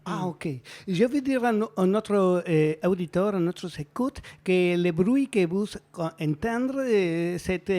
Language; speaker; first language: French; non-native, learner; Spanish